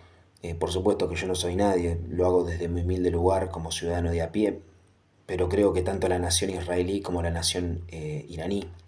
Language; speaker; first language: Spanish; native; Spanish